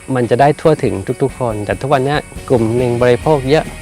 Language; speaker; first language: Thai; native; Thai